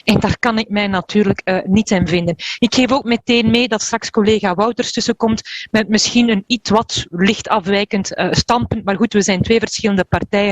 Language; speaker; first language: Dutch; native; Dutch